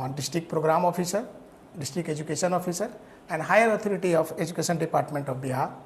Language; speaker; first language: English; non-native, local second language; Hindi